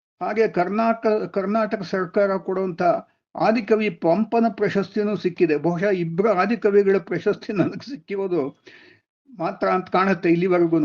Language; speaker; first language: Kannada; non-native, local second language; Telugu